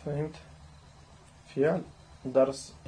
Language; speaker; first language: Arabic; non-native, learner; French